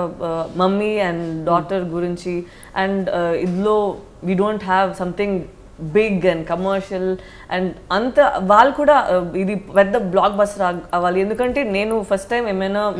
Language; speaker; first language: Telugu; non-native, local second language; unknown